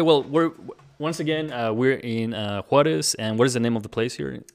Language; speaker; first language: English; early bilingual, other home language; Spanish